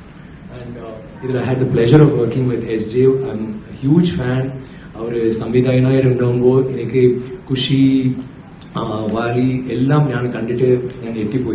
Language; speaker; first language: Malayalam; non-native, learner; Tamil